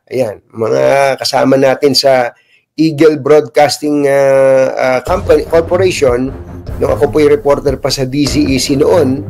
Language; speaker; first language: Filipino; native; Filipino